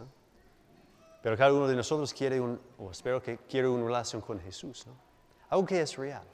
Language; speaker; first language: Spanish; non-native, fluent; English